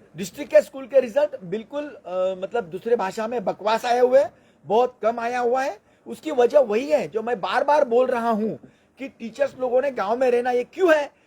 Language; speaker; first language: Hindi; non-native, local second language; Marathi